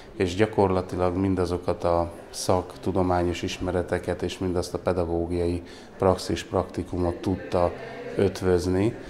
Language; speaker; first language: Hungarian; native; Hungarian